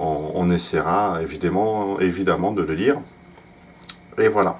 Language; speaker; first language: French; native; French